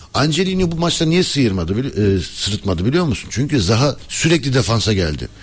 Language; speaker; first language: Turkish; early bilingual, heritage; Turkish